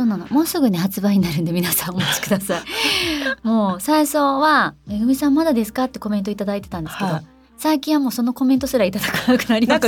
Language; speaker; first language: Japanese; native; Japanese